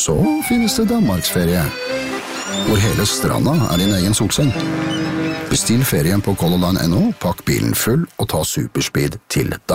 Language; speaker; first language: Norwegian; native; Norwegian